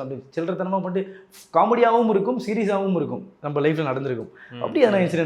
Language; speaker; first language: Tamil; native; Tamil